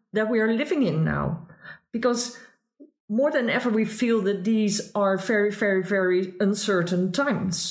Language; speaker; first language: English; non-native, fluent; Dutch